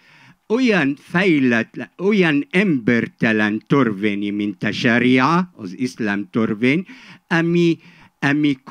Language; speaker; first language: Hungarian; non-native, fluent; Arabic